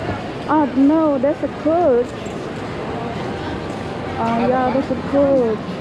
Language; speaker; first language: English; non-native, learner; Indonesian